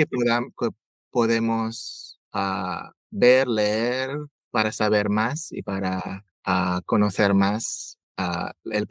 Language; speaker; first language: Spanish; non-native, fluent; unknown